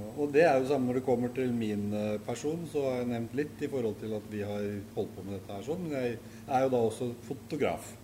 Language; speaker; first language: Norwegian; native; Norwegian